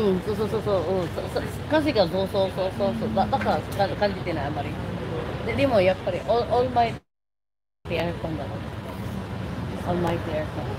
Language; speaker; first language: Japanese; non-native, fluent; Filipino